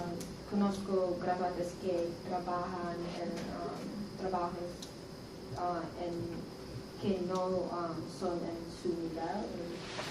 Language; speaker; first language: Spanish; non-native, learner; English